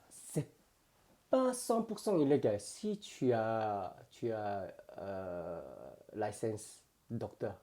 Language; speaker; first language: French; non-native, learner; Korean